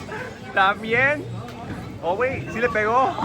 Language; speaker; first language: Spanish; early bilingual, heritage; Spanish